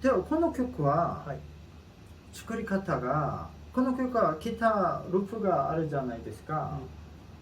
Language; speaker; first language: Japanese; non-native, learner; Korean